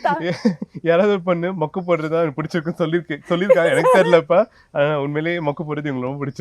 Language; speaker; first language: Tamil; native; Tamil